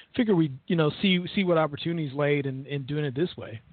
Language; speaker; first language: English; native; English